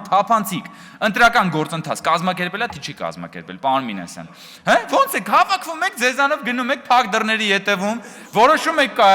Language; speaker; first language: Armenian; native; Armenian